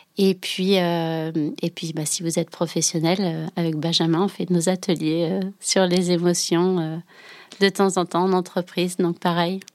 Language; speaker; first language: French; native; French